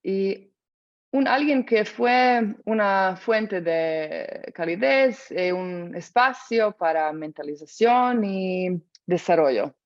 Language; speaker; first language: Spanish; non-native, fluent; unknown